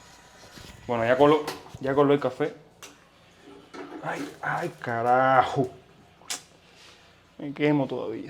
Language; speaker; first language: Spanish; native; Spanish